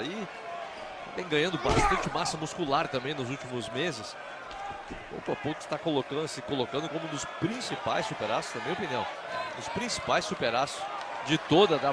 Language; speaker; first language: Portuguese; native; Portuguese